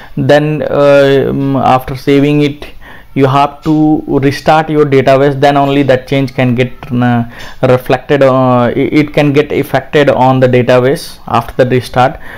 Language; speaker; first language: English; non-native, local second language; Hindi